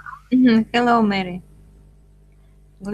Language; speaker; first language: English; non-native, fluent; Russian